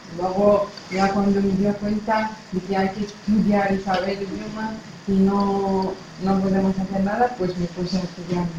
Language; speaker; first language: Spanish; non-native, fluent; Arabic